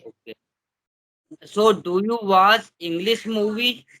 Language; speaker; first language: English; non-native, learner; Hindi